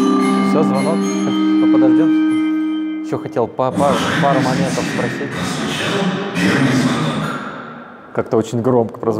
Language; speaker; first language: Russian; native; Russian